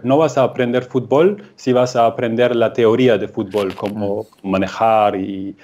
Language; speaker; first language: Spanish; non-native, fluent; Russian